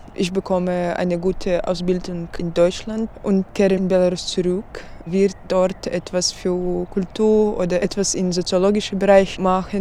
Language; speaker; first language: German; non-native, learner; Belarusian